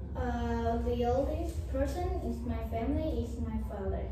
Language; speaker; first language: English; non-native, learner; Vietnamese